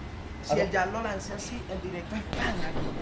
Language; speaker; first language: Spanish; native; Spanish